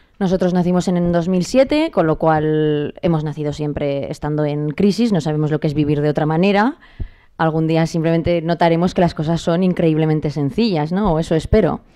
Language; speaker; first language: Spanish; native; Spanish